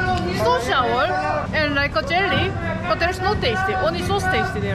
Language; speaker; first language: English; non-native, learner; Korean